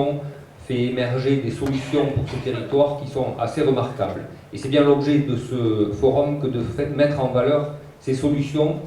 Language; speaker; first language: French; native; French